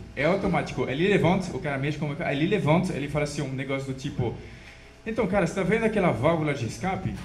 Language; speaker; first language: Portuguese; non-native, fluent; French